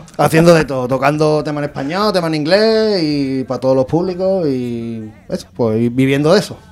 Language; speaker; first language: Spanish; native; Spanish